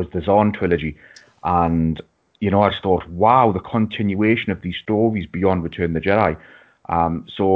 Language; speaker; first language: English; native; English